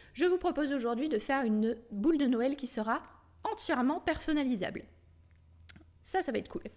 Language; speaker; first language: French; native; French